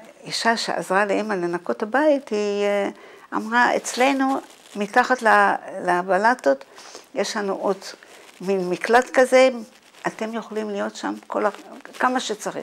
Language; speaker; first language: Hebrew; non-native, fluent; Dutch